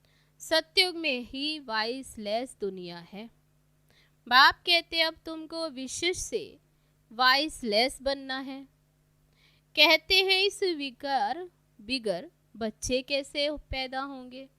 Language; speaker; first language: Hindi; native; Hindi